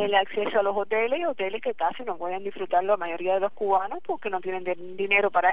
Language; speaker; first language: Spanish; native; Spanish